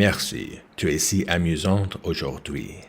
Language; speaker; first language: French; non-native, learner; English